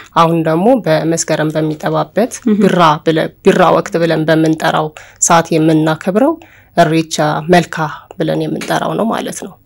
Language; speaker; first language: Amharic; non-native, local second language; Oromo